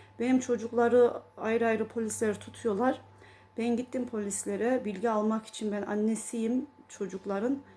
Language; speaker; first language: Turkish; early bilingual, heritage; Turkish